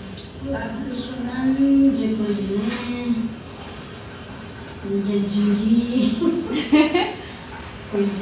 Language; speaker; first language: French; non-native, learner; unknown